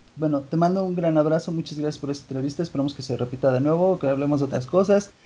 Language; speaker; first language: Spanish; native; Spanish